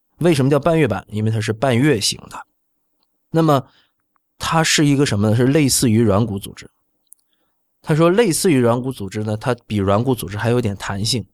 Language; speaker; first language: Chinese; native; Chinese